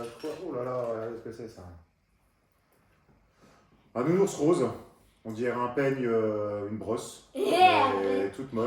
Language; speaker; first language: French; native; French